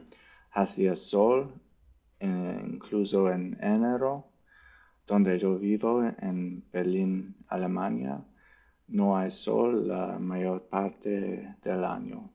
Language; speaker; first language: Spanish; non-native, learner; English